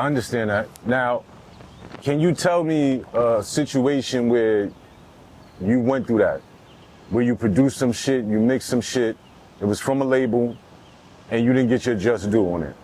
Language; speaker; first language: English; native; English